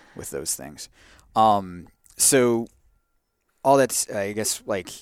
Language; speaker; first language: English; native; English